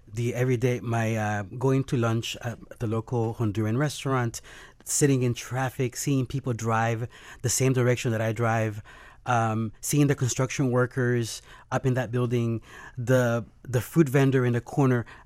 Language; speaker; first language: English; early bilingual, other home language; Spanish